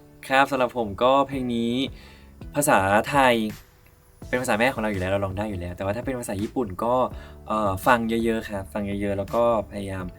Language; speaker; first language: Thai; native; Thai